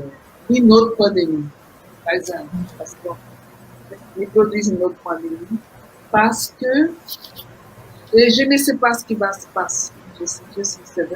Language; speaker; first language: French; non-native, fluent; Portuguese